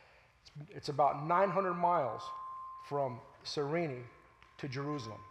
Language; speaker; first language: English; native; English